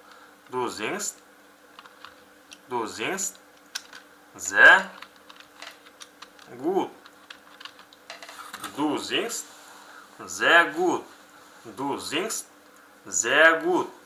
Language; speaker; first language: German; non-native, fluent; Uzbek